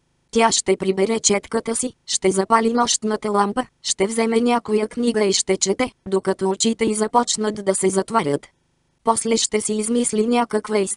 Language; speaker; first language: Bulgarian; native; Bulgarian